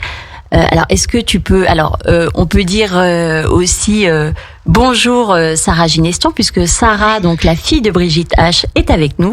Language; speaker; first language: French; native; French